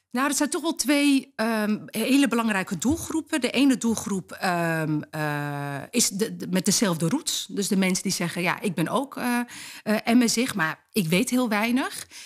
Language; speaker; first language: Dutch; early bilingual, other home language; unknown